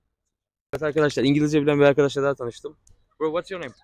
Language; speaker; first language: Turkish; native; Turkish